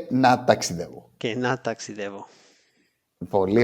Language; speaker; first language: Greek; native; Greek